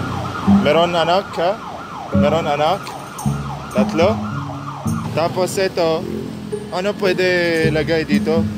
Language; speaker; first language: Filipino; non-native, learner; Arabic